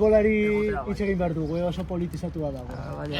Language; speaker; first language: Basque; non-native, local second language; Spanish